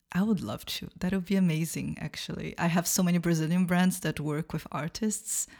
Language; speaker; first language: English; non-native, fluent; Portuguese